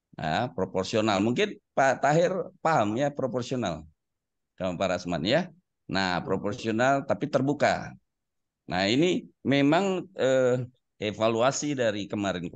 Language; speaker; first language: Indonesian; native; Indonesian